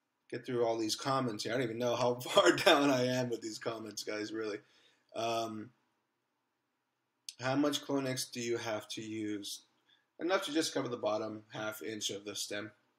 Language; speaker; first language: English; native; English